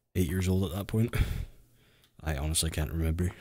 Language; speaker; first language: English; native; English